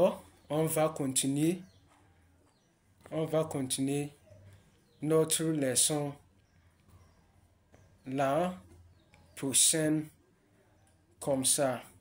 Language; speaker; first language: French; non-native, learner; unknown